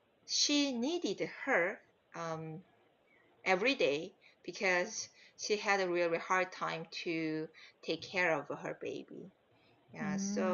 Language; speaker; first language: English; non-native, learner; Korean